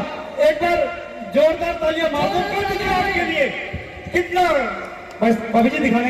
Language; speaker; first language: Hindi; native; Hindi